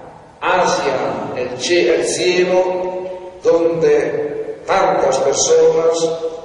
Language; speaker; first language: Spanish; non-native, fluent; Italian